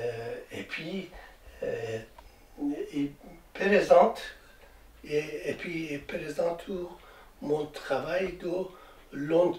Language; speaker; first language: French; non-native, learner; Persian